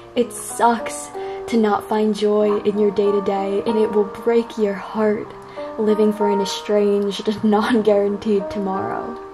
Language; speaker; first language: English; native; English